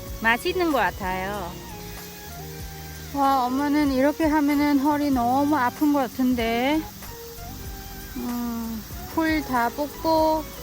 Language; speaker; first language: Korean; non-native, learner; Vietnamese